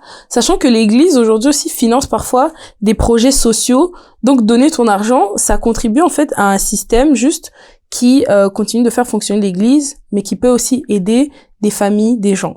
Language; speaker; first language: French; native; French